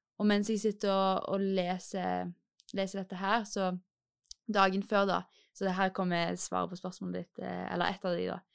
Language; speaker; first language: Norwegian; native; Norwegian